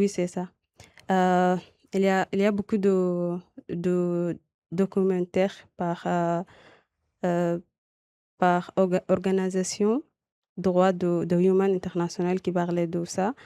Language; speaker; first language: French; non-native, learner; Arabic